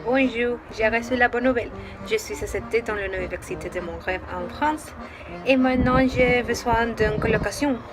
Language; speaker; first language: French; non-native, learner; Spanish